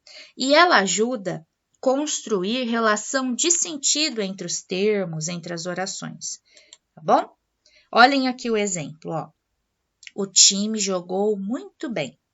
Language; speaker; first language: Portuguese; native; Portuguese